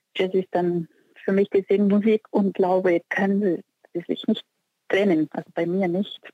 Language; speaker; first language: German; non-native, fluent; Portuguese